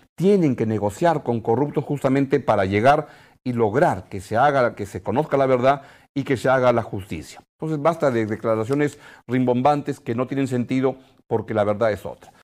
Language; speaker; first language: Spanish; native; Spanish